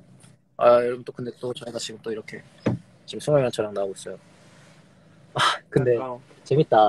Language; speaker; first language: Korean; native; Korean